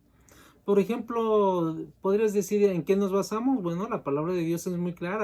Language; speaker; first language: Spanish; native; Spanish